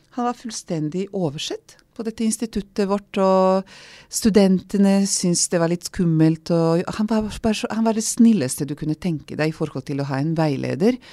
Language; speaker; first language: Norwegian; non-native, fluent; Hungarian